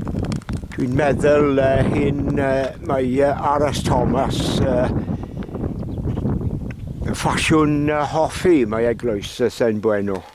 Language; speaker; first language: Welsh; non-native, learner; English